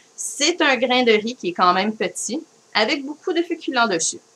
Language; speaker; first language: French; native; French